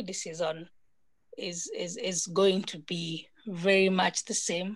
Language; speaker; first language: English; non-native, local second language; Kikuyu